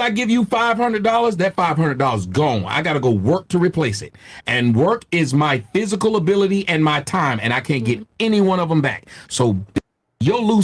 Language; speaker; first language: English; native; English